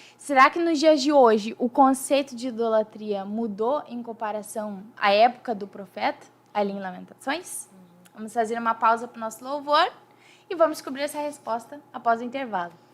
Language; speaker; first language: Portuguese; native; Portuguese